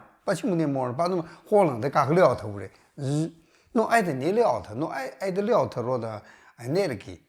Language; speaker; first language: Russian; non-native, learner; Chinese